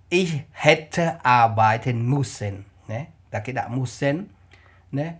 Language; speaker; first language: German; non-native, fluent; Khmer